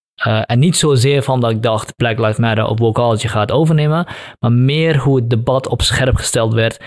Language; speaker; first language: Dutch; early bilingual, other home language; Kurdish